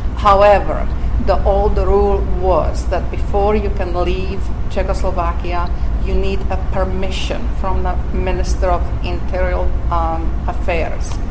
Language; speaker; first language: English; non-native, fluent; Slovak